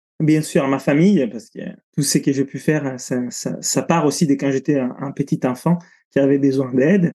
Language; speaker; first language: French; non-native, fluent; Italian